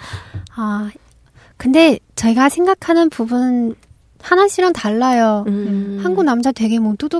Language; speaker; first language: Korean; non-native, local second language; Chinese